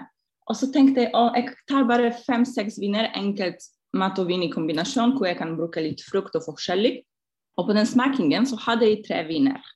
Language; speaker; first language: Norwegian; non-native, fluent; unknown